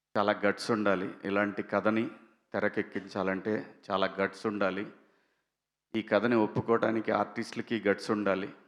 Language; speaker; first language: Telugu; native; Telugu